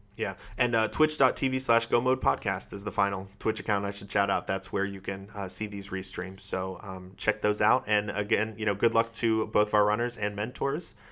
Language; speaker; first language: English; native; English